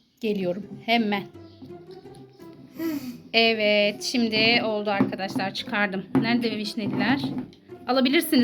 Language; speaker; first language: Turkish; native; Turkish